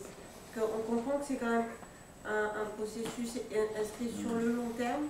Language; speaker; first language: French; native; French